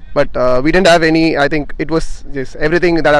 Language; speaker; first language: English; non-native, local second language; Tamil